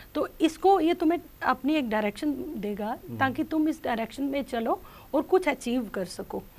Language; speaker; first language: Hindi; native; Hindi